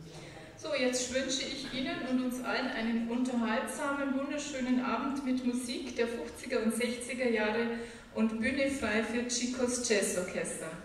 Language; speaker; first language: German; native; German